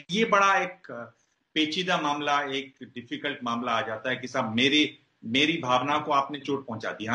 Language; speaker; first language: Hindi; native; Hindi